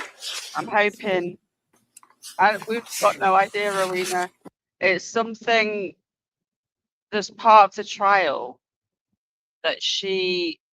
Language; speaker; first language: English; native; English